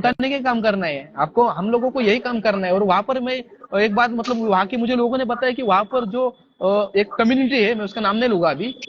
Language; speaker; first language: Hindi; non-native, local second language; Marathi